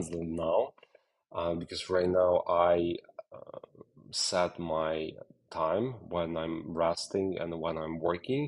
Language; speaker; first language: English; non-native, fluent; Ukrainian